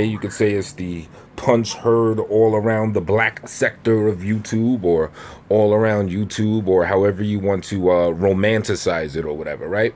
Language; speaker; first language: English; native; English